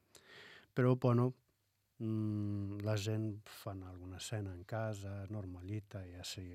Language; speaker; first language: Catalan; non-native, fluent; Arabic